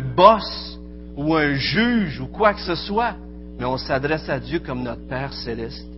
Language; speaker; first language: French; native; French